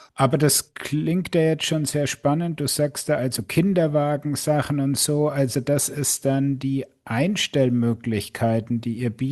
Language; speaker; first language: German; native; German